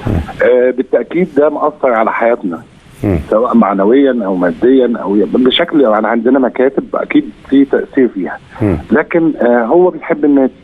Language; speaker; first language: Arabic; native; Arabic